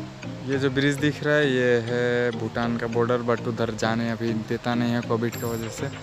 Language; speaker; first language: Hindi; non-native, local second language; Bangla